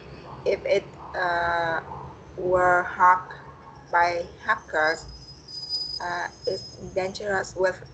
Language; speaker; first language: English; non-native, learner; Vietnamese